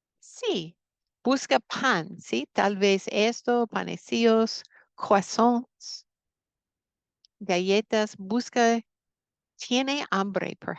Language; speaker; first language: Spanish; non-native, fluent; English